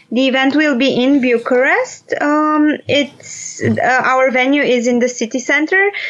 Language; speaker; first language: English; non-native, fluent; Romanian